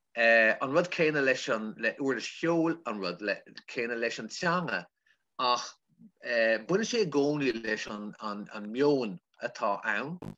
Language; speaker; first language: Irish; non-native, local second language; English